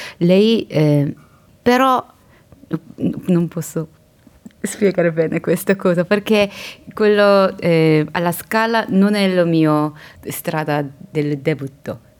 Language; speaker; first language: Italian; non-native, learner; Korean